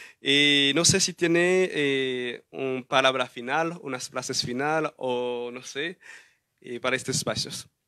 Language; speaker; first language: Spanish; non-native, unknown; Haitian Creole